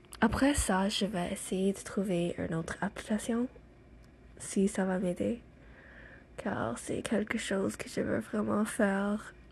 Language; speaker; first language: French; non-native, learner; English